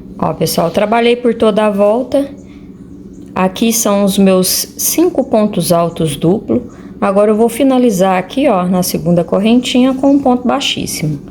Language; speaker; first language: Portuguese; native; Portuguese